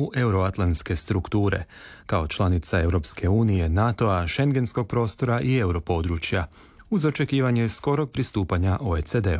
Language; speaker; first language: Serbian; native; Serbian